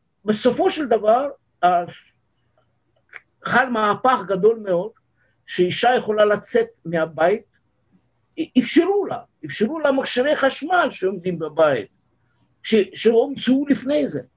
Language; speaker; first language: Hebrew; non-native, fluent; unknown